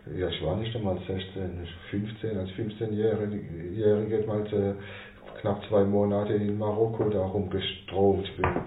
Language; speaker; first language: German; non-native, local second language; French